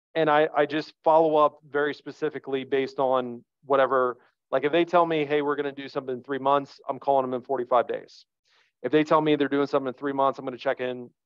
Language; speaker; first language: English; native; English